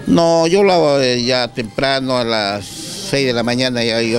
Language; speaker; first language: Spanish; native; Spanish